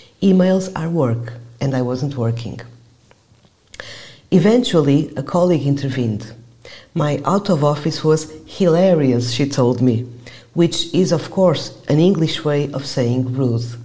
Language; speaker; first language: English; non-native, fluent; Portuguese